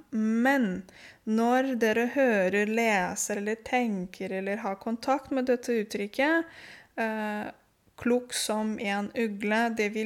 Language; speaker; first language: Norwegian; non-native, fluent; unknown